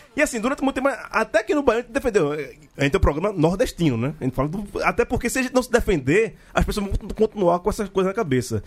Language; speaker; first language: Portuguese; native; Portuguese